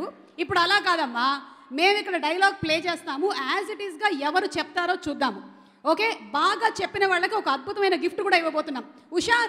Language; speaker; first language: Telugu; native; Telugu